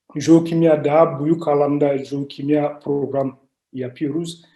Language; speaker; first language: Turkish; non-native, learner; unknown